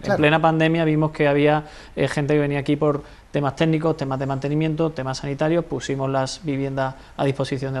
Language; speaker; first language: Spanish; native; Spanish